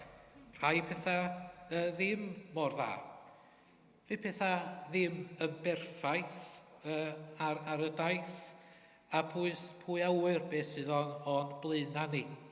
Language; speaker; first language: Welsh; native; Welsh